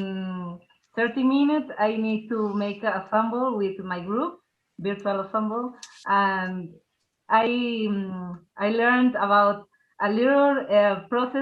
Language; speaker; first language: English; non-native, learner; Spanish